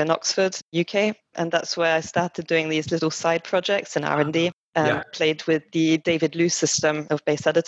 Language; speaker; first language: English; non-native, fluent; French